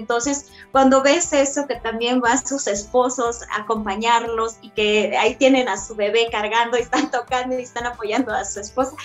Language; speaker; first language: Spanish; non-native, local second language; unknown